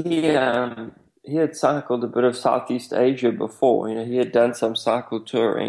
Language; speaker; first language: English; native; English